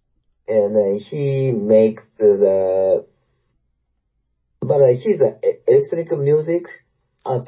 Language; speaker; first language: English; non-native, learner; Japanese